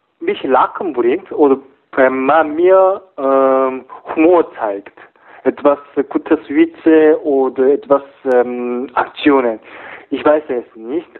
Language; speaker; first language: German; non-native, learner; Korean